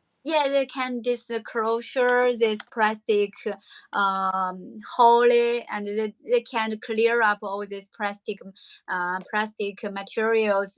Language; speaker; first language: English; non-native, learner; Chinese